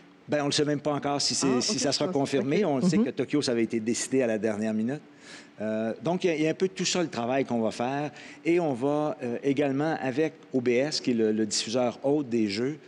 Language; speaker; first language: French; native; French